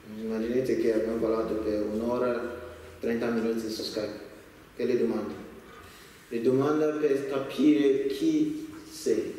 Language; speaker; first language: Italian; non-native, learner; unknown